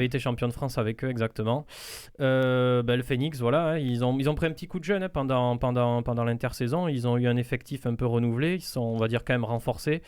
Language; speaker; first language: French; native; French